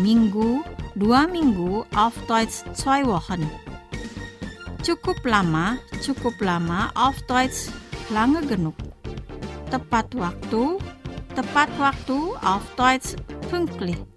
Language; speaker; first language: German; non-native, fluent; Indonesian